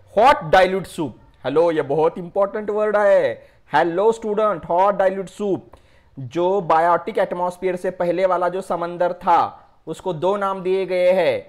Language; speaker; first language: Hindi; non-native, local second language; Marathi